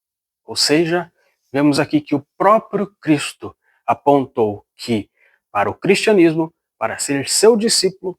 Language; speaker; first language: Portuguese; native; Portuguese